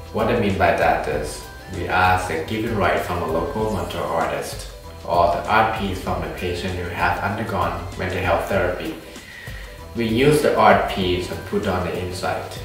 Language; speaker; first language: English; non-native, fluent; Thai